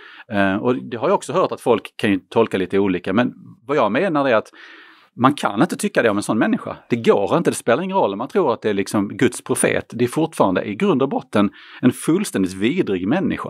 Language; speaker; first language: Swedish; native; Swedish